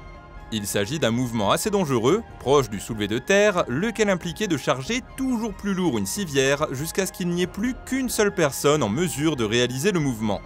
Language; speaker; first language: French; native; French